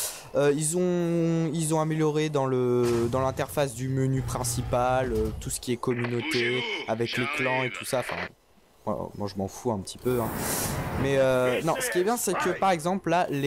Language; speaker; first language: French; native; French